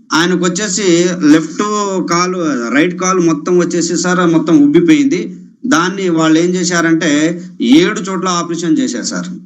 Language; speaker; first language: Telugu; non-native, local second language; Lambadi